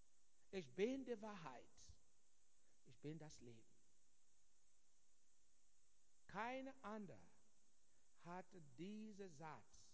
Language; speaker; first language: German; non-native, fluent; Igbo